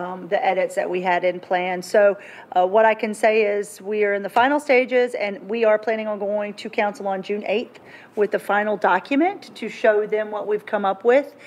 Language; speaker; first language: English; native; English